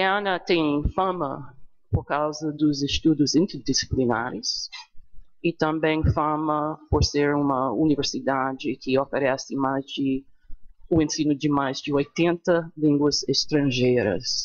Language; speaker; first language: Portuguese; non-native, fluent; English